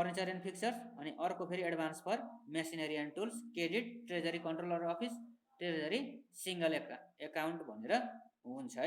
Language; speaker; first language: Nepali; native; Nepali